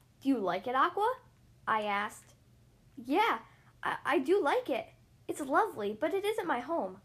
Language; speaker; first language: English; native; English